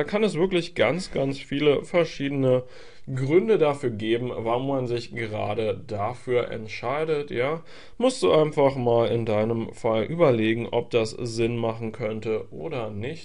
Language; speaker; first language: German; native; German